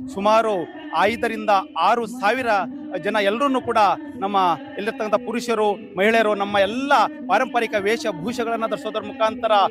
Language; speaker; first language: Kannada; non-native, local second language; Lambadi